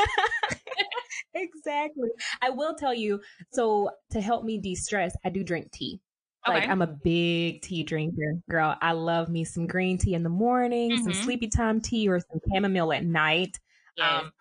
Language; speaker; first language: English; native; English